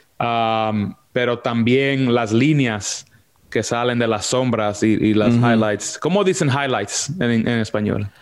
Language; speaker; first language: Spanish; early bilingual, heritage; Spanish